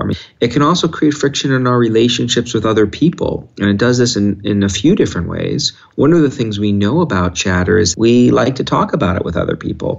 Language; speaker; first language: English; native; English